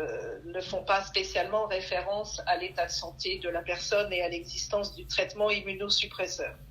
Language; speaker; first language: French; native; French